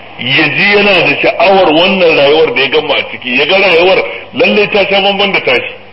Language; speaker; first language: Hausa; native; Hausa